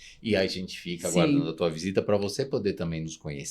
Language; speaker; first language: Portuguese; native; Portuguese